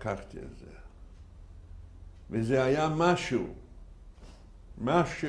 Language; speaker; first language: Hebrew; non-native, fluent; Yiddish